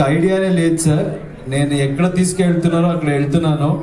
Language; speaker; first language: Telugu; non-native, learner; Kannada